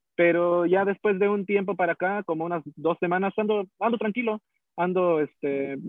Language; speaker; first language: Spanish; early bilingual, heritage; Spanish